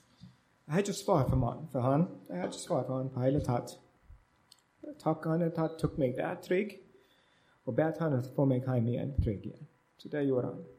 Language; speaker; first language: Norwegian; non-native, learner; English